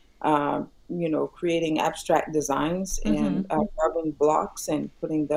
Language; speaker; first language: English; non-native, local second language; Yoruba